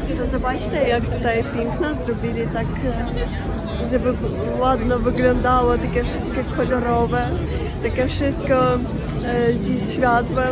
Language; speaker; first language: Polish; non-native, local second language; Ukrainian